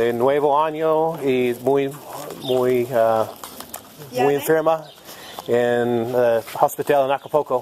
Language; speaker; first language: Spanish; non-native, learner; English